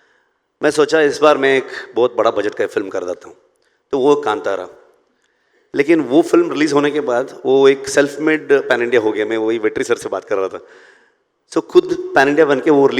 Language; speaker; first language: Hindi; non-native, local second language; Kannada